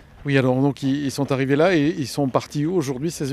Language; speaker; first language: French; native; French